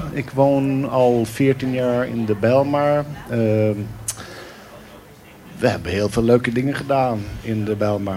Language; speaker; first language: Dutch; non-native, fluent; Swedish